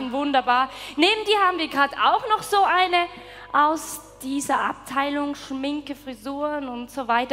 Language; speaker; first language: German; native; German